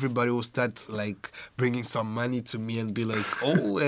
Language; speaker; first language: English; non-native, local second language; Kinyarwanda